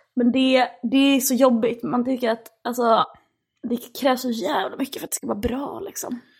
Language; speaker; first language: Swedish; native; Swedish